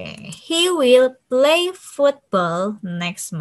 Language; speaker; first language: English; non-native, fluent; Indonesian